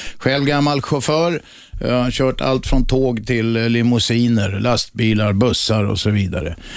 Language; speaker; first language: Swedish; native; Swedish